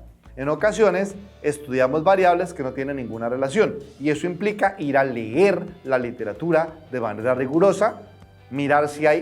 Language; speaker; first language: Spanish; native; Spanish